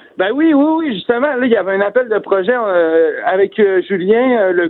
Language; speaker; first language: French; native; French